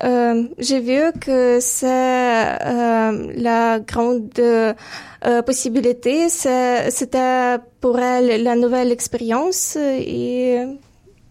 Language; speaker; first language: French; non-native, fluent; Ukrainian